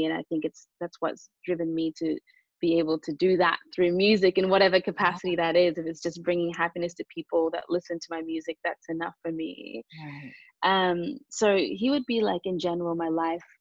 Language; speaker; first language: English; early bilingual, other home language; Japanese